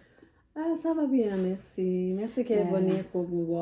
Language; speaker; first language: French; non-native, learner; Persian